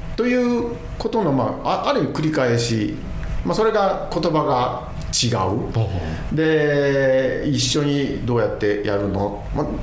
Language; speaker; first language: Japanese; native; Japanese